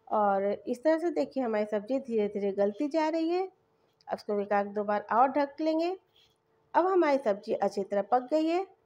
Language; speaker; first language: Hindi; native; Hindi